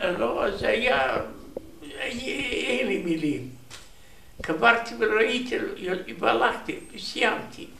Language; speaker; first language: Hebrew; non-native, learner; Romanian